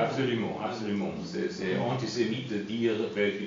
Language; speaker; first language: French; non-native, fluent; German